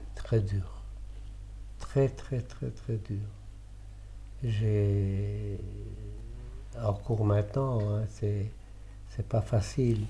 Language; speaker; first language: French; early bilingual, other home language; Italian